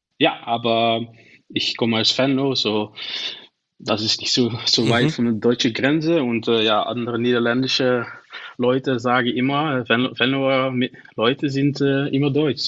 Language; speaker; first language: German; non-native, learner; Dutch